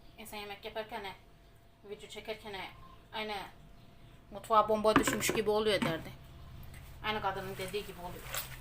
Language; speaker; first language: Turkish; native; Turkish